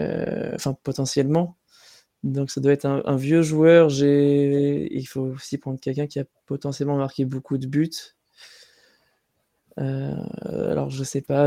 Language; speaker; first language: French; native; French